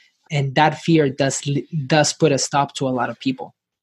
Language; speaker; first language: English; early bilingual, other home language; Spanish